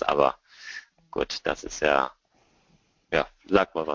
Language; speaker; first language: German; native; German